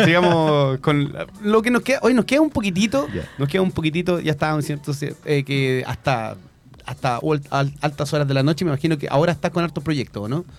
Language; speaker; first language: Spanish; native; Spanish